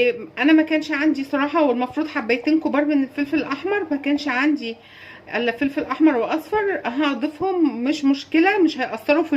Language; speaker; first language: Arabic; native; Arabic